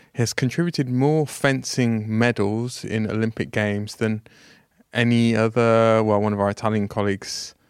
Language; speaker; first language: English; native; English